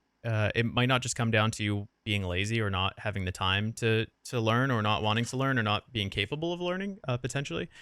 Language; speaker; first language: English; native; English